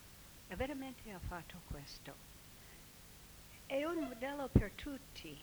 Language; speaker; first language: Italian; non-native, fluent; English